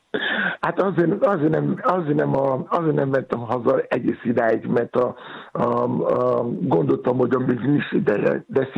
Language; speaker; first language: Hungarian; non-native, learner; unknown